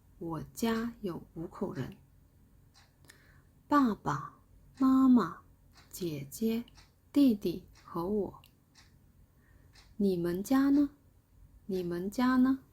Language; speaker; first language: Chinese; non-native, fluent; Korean